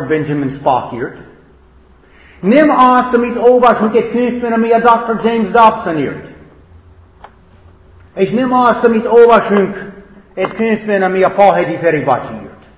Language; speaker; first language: Hungarian; non-native, fluent; English